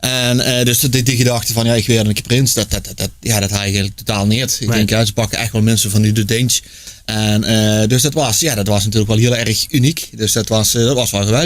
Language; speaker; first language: Dutch; native; Dutch